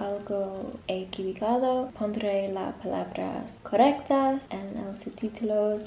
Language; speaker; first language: Spanish; non-native, learner; English